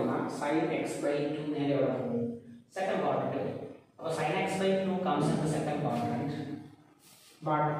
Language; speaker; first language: English; non-native, local second language; Malayalam